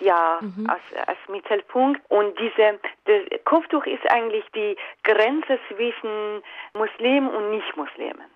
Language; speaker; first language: German; non-native, fluent; Persian